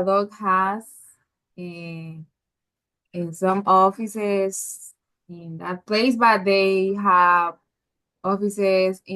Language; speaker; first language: English; non-native, learner; Spanish